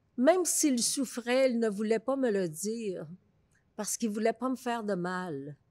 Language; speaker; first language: French; native; French